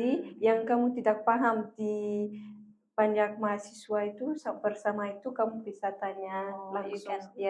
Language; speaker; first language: Indonesian; non-native, fluent; Malagasy